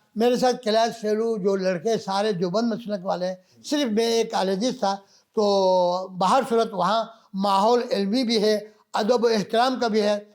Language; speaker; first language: Urdu; non-native, local second language; Balti